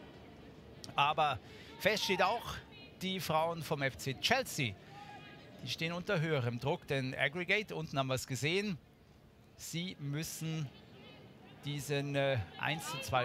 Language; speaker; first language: German; native; German